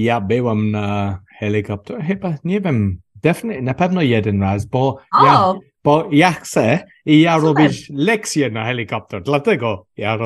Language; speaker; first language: Polish; non-native, learner; English